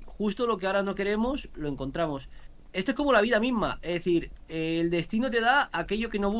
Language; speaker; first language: Spanish; native; Spanish